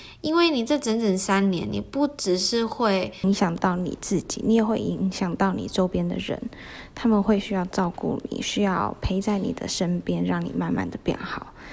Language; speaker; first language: Chinese; early bilingual, heritage; Chinese